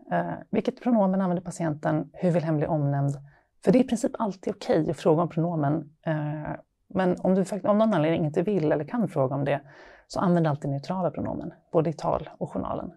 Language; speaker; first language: Swedish; native; Swedish